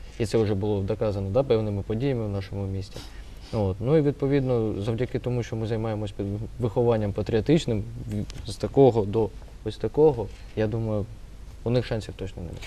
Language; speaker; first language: Ukrainian; non-native, local second language; Russian